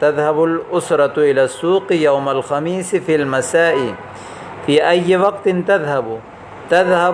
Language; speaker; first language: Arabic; non-native, fluent; Urdu